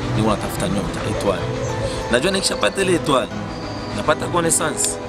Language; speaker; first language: Swahili; native; Swahili